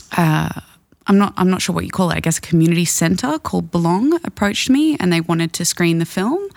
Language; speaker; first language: English; native; English